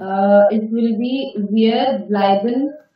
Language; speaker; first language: German; non-native, learner; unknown